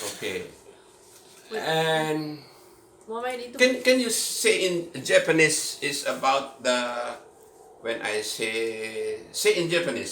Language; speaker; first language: English; non-native, learner; Indonesian